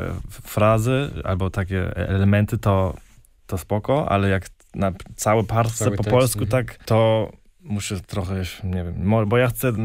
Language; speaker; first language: Polish; early bilingual, heritage; German